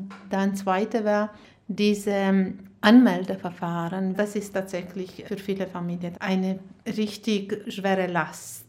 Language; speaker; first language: German; non-native, fluent; Romanian